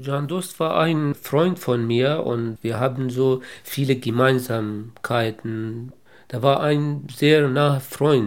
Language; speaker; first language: German; non-native, local second language; Kurdish